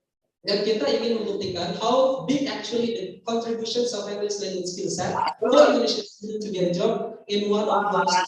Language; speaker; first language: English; non-native, fluent; Indonesian